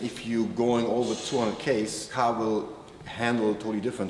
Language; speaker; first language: English; non-native, fluent; German